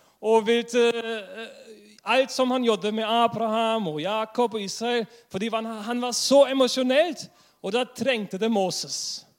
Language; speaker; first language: Norwegian; non-native, fluent; English